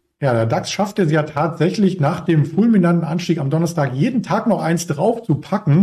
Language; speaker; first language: German; native; German